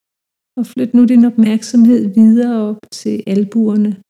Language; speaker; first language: Danish; native; Danish